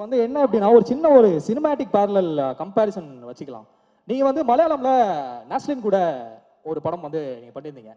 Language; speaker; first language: Tamil; native; Tamil